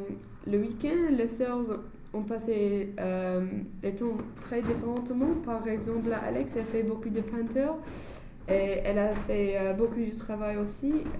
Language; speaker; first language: French; non-native, learner; English